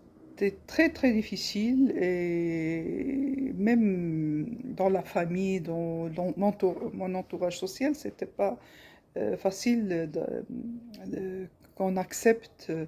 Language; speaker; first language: French; non-native, local second language; Arabic